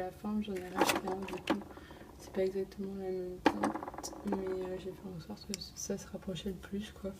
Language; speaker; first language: French; native; French